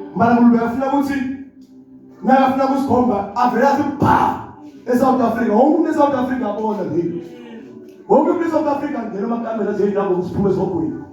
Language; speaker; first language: Zulu; non-native, local second language; Swati